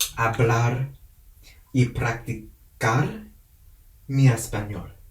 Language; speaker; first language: Spanish; non-native, learner; English